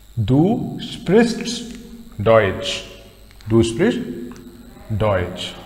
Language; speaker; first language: German; non-native, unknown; Hindi